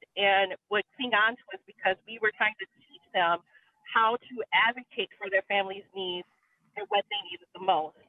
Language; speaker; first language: English; native; English